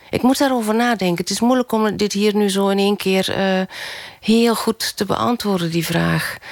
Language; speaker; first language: Dutch; native; Dutch